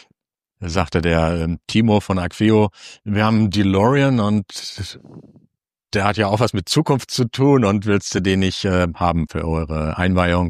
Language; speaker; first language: German; native; German